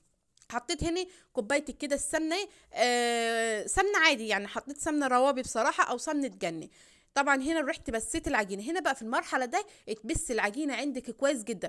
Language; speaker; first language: Arabic; native; Arabic